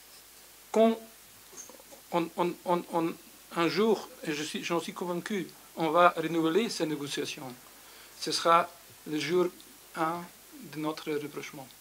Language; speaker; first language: French; non-native, fluent; Slovenian